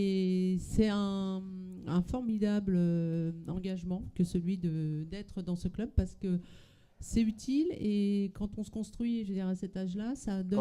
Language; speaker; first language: French; native; French